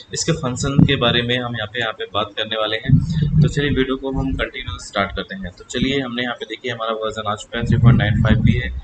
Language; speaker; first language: Hindi; native; Hindi